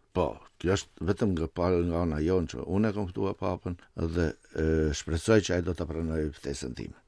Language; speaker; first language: Albanian; native; Albanian